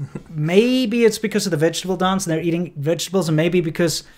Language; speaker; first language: English; native; English